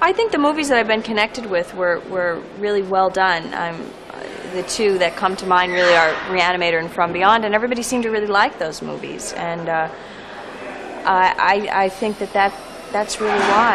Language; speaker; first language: English; native; English